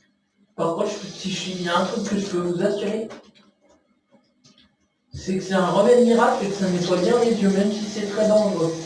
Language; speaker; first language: French; native; French